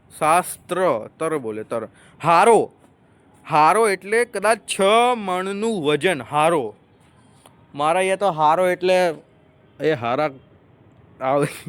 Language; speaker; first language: Gujarati; non-native, local second language; Marathi